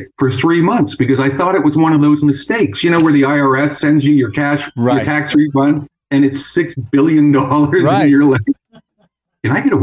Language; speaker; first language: English; native; English